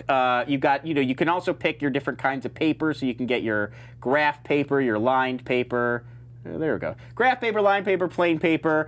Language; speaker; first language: English; native; English